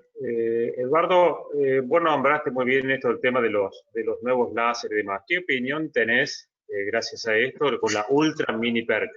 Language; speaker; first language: Spanish; native; Spanish